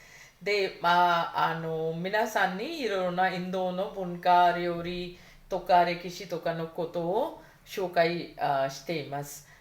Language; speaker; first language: Japanese; non-native, fluent; Hindi